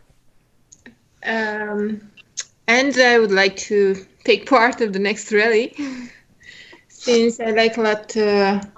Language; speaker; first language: English; non-native, fluent; Romanian